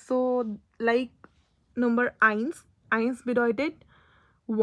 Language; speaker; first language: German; non-native, learner; Hindi